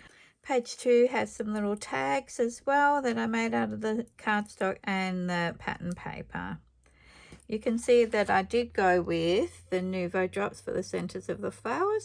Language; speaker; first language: English; native; English